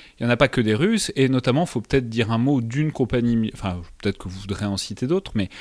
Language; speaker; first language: French; native; French